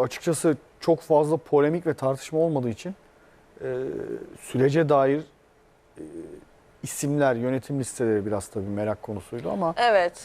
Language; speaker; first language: Turkish; native; Turkish